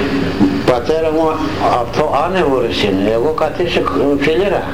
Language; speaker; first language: Greek; non-native, local second language; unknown